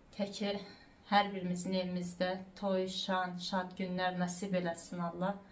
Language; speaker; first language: Azerbaijani; early bilingual, heritage; Azerbaijani